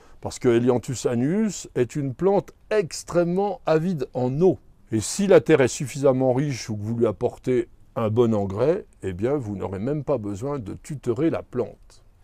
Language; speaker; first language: French; native; French